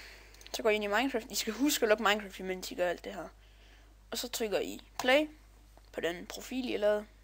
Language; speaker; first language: Danish; native; Danish